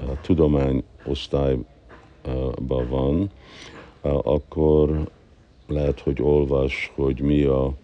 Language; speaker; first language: Hungarian; early bilingual, heritage; Hungarian